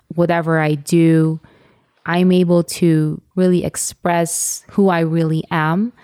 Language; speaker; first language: English; non-native, local second language; Filipino